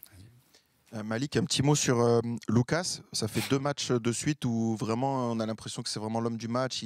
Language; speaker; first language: French; native; French